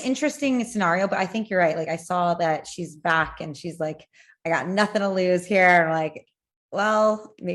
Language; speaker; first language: English; native; English